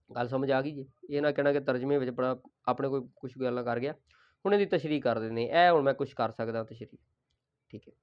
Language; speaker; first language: Urdu; non-native, local second language; Punjabi